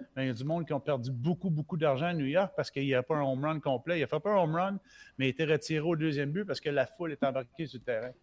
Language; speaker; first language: French; native; French